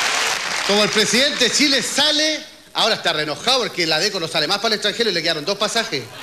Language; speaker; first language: Spanish; native; Spanish